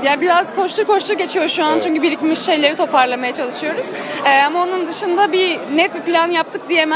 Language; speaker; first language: Turkish; native; Turkish